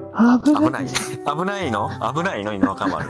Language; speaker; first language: Japanese; native; Japanese